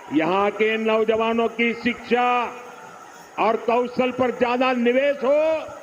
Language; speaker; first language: Hindi; non-native, local second language; Gujarati